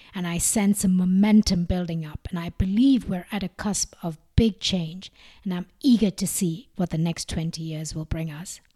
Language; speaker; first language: English; non-native, local second language; Malayalam